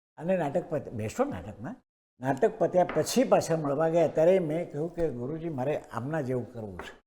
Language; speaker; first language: Gujarati; non-native, local second language; Marathi